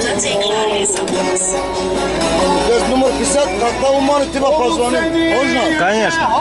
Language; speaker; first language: Russian; non-native, learner; Turkish